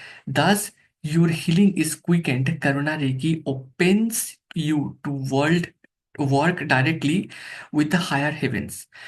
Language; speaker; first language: English; non-native, local second language; Bangla